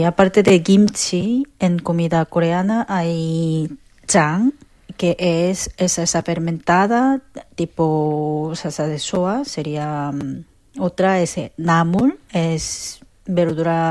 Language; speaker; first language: Spanish; non-native, learner; Korean